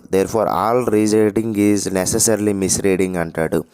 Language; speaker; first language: English; non-native, local second language; Telugu